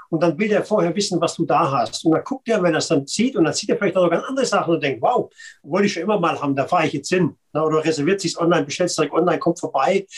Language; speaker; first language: German; native; German